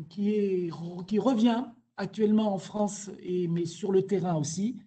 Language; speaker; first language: French; native; French